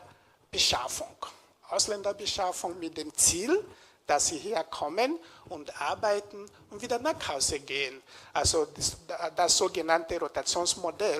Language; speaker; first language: German; non-native, fluent; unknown